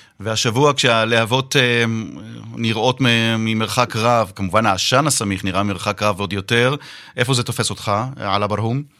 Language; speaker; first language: Hebrew; native; Hebrew